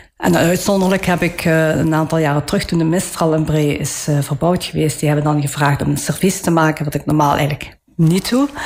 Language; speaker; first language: Dutch; early bilingual, other home language; Italian